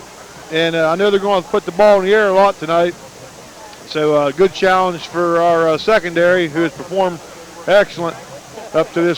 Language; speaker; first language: English; native; English